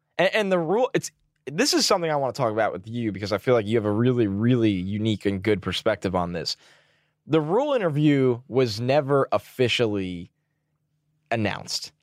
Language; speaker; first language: English; native; English